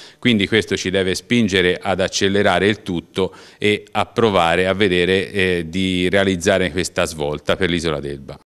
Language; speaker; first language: Italian; native; Italian